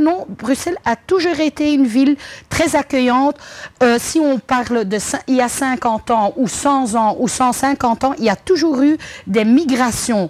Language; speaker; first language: French; non-native, local second language; Dutch